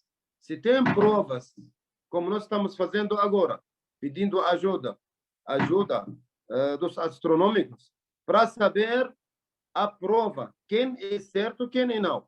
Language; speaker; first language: Portuguese; non-native, learner; Arabic